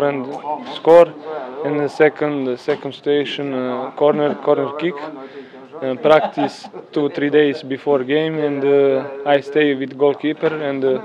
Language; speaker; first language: English; non-native, learner; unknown